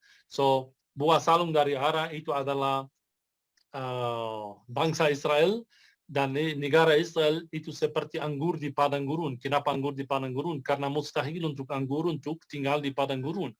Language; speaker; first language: Indonesian; non-native, fluent; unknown